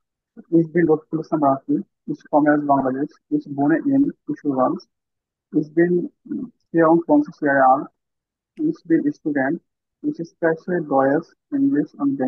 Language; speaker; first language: German; non-native, learner; Bangla